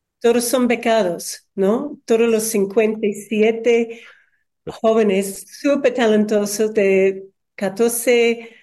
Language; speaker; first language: Spanish; non-native, learner; English